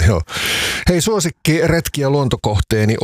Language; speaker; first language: Finnish; native; Finnish